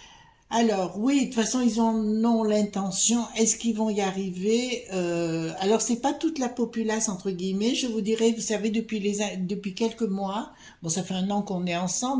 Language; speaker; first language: French; native; French